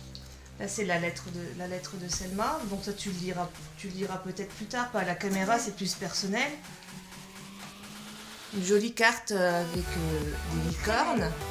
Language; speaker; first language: French; native; French